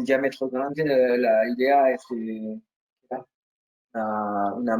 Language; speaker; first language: Spanish; non-native, fluent; French